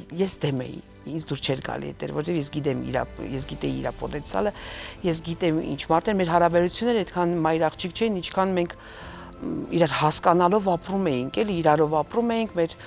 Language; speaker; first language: Armenian; native; Armenian